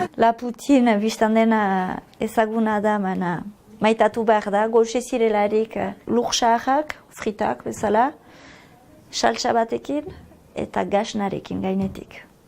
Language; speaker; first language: Basque; native; Basque